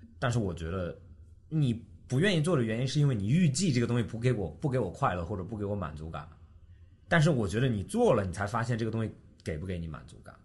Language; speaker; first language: Chinese; early bilingual, heritage; Chinese